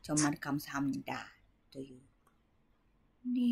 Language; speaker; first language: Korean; non-native, learner; Japanese